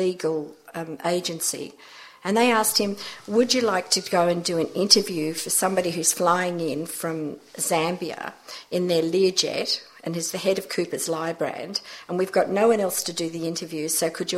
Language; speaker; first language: English; native; English